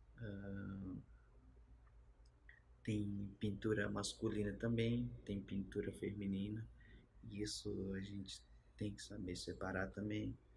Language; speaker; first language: Portuguese; non-native, local second language; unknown